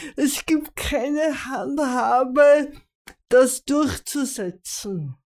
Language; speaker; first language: German; native; German